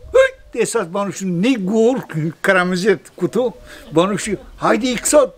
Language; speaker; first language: Albanian; early bilingual, heritage; Albanian